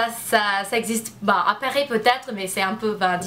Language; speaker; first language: French; non-native, learner; English